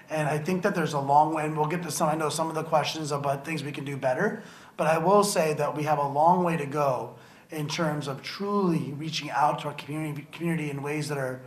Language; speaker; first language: English; native; English